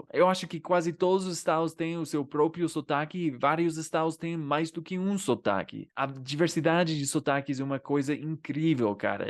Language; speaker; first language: Portuguese; non-native, fluent; English